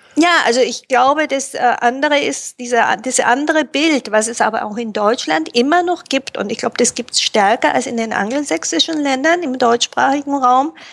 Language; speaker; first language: German; native; German